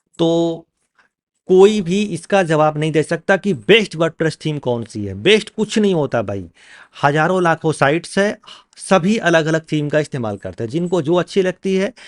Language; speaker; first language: Hindi; native; Hindi